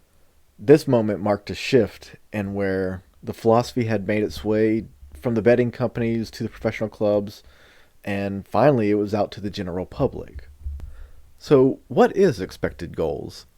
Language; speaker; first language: English; native; English